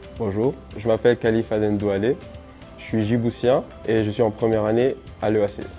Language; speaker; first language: French; non-native, local second language; Somali